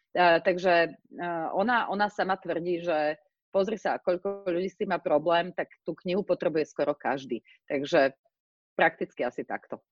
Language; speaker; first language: Slovak; native; Slovak